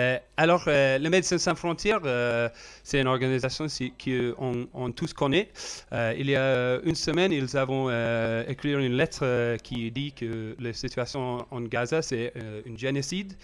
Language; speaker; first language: French; non-native, learner; English